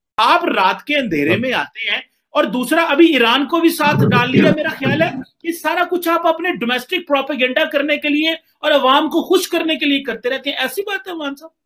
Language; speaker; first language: Urdu; non-native, local second language; Punjabi